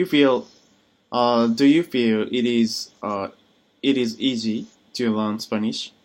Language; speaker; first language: English; non-native, learner; Japanese